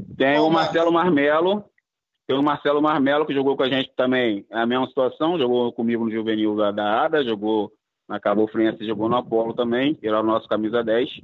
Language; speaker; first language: Portuguese; native; Portuguese